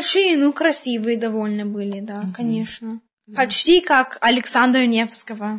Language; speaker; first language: Russian; early bilingual, heritage; Russian